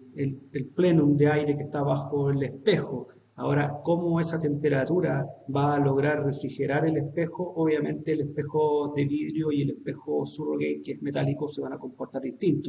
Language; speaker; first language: Spanish; native; Spanish